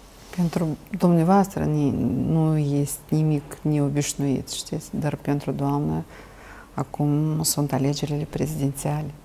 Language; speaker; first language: Romanian; non-native, local second language; Russian